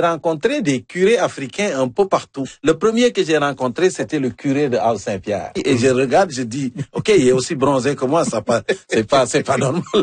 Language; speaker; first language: French; native; French